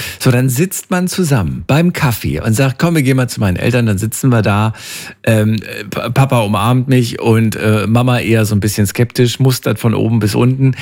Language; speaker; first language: German; native; German